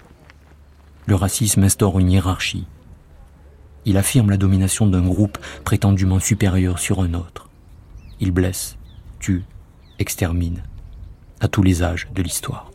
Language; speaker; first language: French; native; French